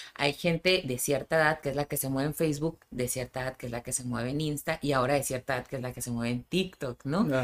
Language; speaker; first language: Spanish; native; Spanish